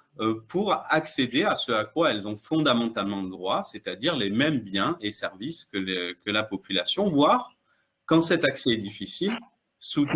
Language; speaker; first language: French; native; French